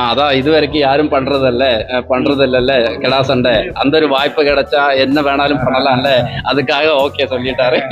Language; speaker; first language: Tamil; non-native, learner; Malayalam